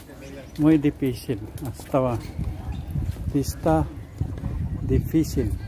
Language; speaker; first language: Spanish; non-native, learner; Filipino